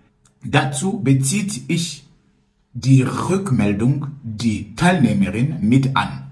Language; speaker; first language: German; non-native, learner; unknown